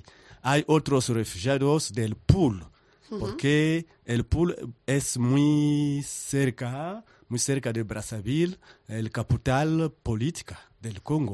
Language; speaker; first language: Spanish; non-native, learner; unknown